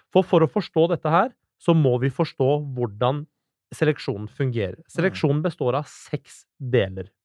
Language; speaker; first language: Norwegian; native; Norwegian